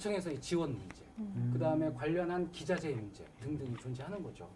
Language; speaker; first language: Korean; native; Korean